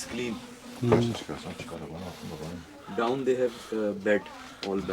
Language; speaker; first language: English; non-native, learner; Urdu